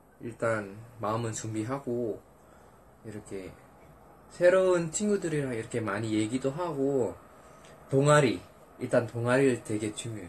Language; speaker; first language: Korean; non-native, fluent; Indonesian